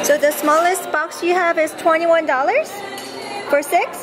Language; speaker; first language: English; non-native, fluent; Korean